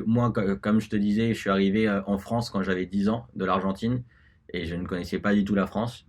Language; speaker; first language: French; early bilingual, other home language; Spanish